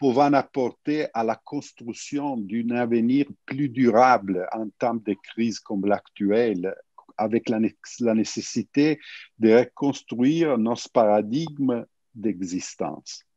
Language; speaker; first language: French; non-native, learner; Italian